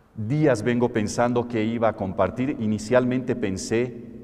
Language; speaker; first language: Spanish; native; Spanish